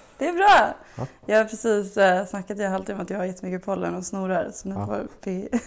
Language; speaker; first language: Swedish; early bilingual, other home language; Bosnian